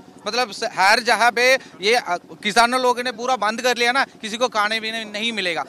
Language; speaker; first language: Hindi; non-native, local second language; Tamil